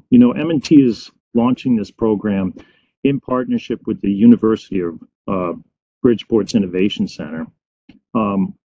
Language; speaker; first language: English; native; English